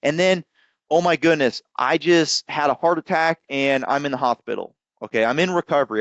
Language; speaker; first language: English; native; English